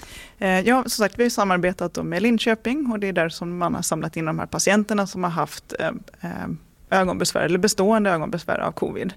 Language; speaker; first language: Swedish; native; Swedish